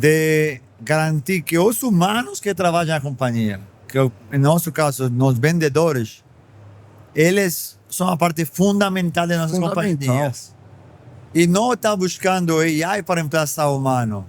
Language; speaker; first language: Portuguese; non-native, fluent; Spanish